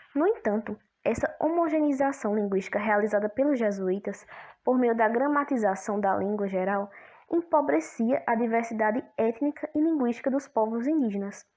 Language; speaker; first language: Portuguese; native; Portuguese